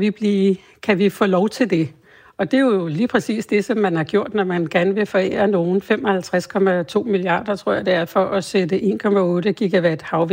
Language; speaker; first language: Danish; native; Danish